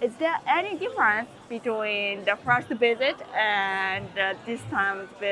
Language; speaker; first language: English; non-native, learner; Japanese